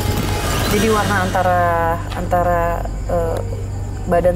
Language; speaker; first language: Indonesian; native; Indonesian